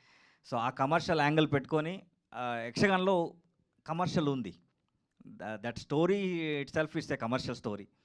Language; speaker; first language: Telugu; non-native, learner; Kannada